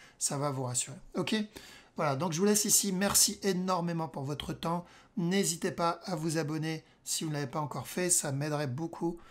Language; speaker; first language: French; native; French